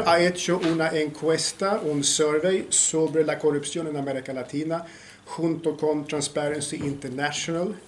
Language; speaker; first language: Spanish; non-native, fluent; Swedish